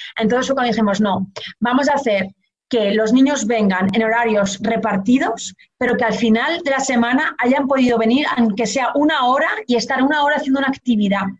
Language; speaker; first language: Spanish; early bilingual, heritage; Portuguese